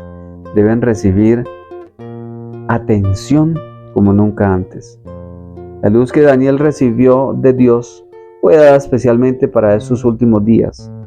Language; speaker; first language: Spanish; native; Spanish